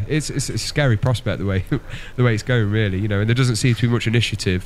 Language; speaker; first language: English; native; English